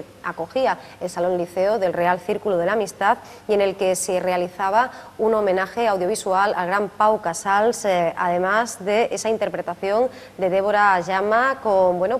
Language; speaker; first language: Spanish; native; Spanish